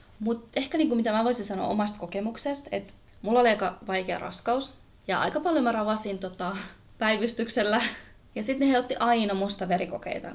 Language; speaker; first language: Finnish; early bilingual, other home language; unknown